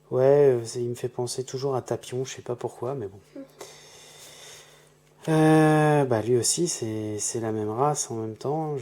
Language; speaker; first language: French; native; French